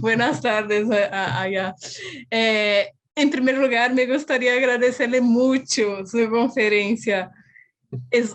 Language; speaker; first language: Spanish; non-native, fluent; Portuguese